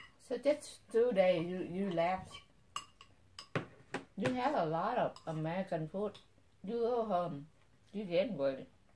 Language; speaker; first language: English; non-native, learner; Vietnamese